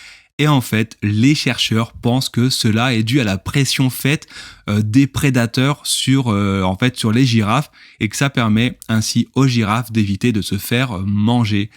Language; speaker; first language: French; native; French